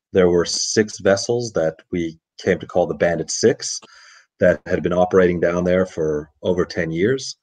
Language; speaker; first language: English; native; English